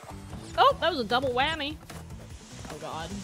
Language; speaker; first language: English; native; English